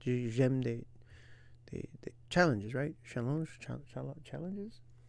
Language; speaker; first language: French; non-native, learner; English